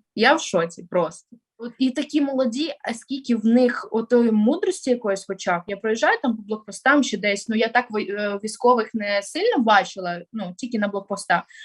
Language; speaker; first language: Ukrainian; non-native, local second language; Russian